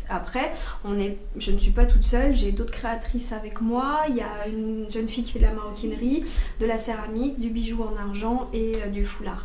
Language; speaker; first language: French; native; French